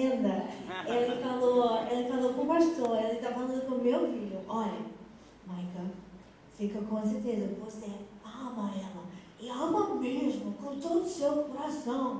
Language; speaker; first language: Portuguese; non-native, fluent; English